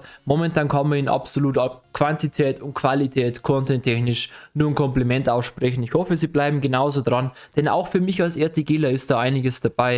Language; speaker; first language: German; native; German